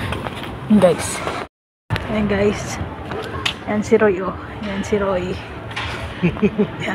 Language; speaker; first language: Filipino; native; Filipino